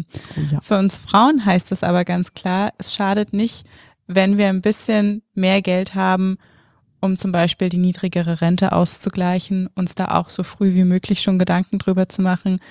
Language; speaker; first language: German; native; German